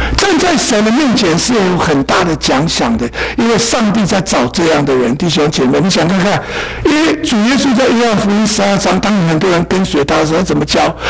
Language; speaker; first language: Chinese; native; Chinese